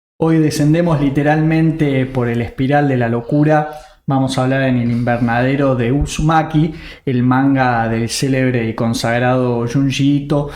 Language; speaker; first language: Spanish; native; Spanish